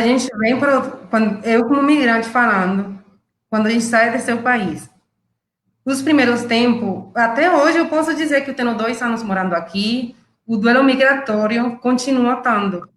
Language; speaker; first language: Portuguese; non-native, fluent; Spanish